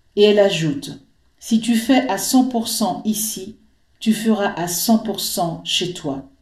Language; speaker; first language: French; native; French